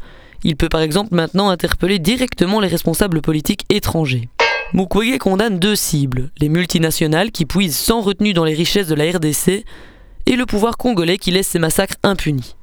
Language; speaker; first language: French; native; French